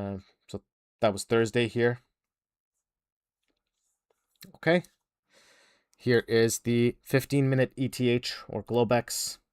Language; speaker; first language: English; native; English